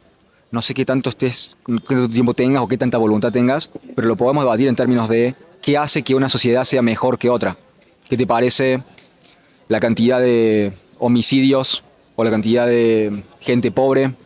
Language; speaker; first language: Spanish; native; Spanish